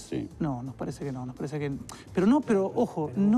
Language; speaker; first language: Spanish; native; Spanish